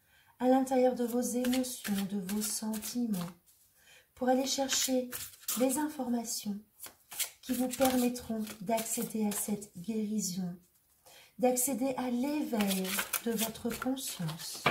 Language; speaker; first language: French; native; French